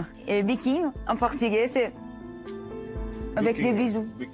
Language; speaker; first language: French; non-native, learner; Portuguese